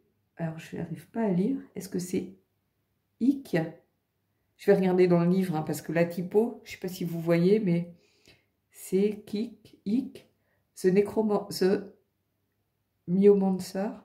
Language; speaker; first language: French; native; French